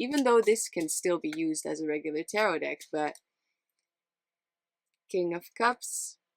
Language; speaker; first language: English; non-native, fluent; Dutch